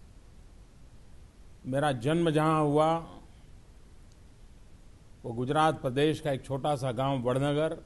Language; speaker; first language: Hindi; non-native, local second language; Gujarati